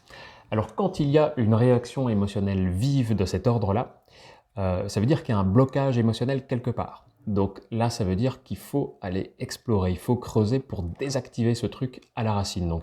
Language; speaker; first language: French; native; French